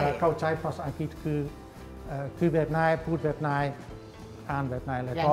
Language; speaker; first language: Thai; non-native, fluent; Dutch